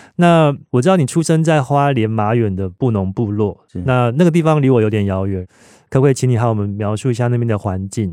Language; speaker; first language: Chinese; native; Chinese